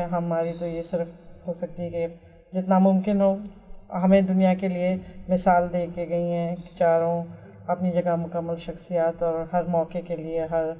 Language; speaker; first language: Urdu; native; Urdu